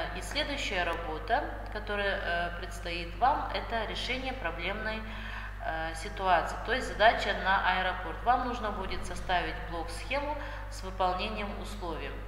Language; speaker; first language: Russian; non-native, local second language; Kazakh